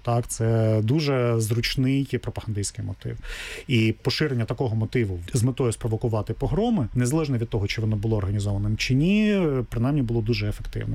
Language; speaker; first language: Ukrainian; native; Ukrainian